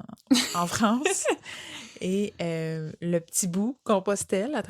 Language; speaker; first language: French; native; French